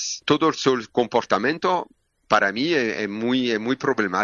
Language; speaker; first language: Spanish; non-native, learner; French